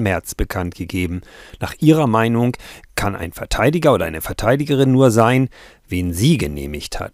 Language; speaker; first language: German; native; German